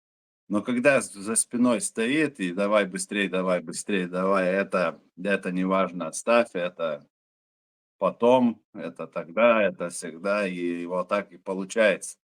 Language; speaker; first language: Russian; native; Russian